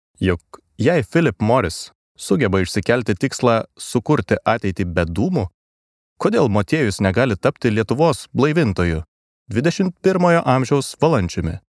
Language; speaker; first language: Lithuanian; native; Lithuanian